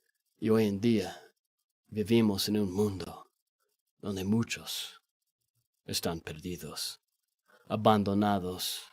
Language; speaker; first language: Spanish; non-native, fluent; English